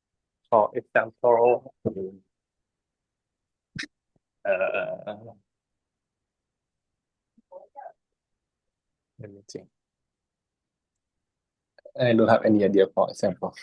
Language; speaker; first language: English; non-native, learner; Vietnamese